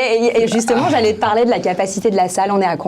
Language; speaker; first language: French; native; French